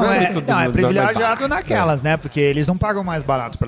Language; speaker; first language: Portuguese; native; Portuguese